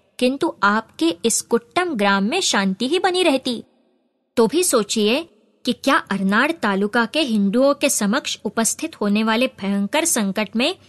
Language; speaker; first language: Hindi; non-native, local second language; Marathi